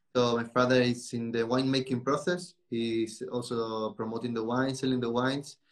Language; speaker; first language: English; non-native, learner; Spanish